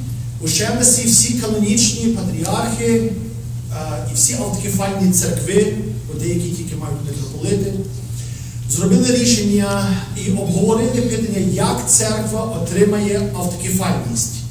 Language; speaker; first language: Ukrainian; early bilingual, heritage; Ukrainian